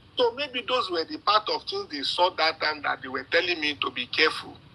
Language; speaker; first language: English; non-native, local second language; Yoruba